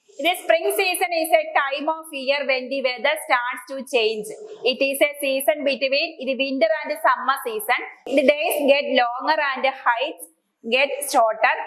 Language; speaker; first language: English; non-native, local second language; Malayalam